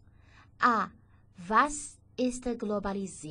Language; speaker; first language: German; non-native, fluent; Chinese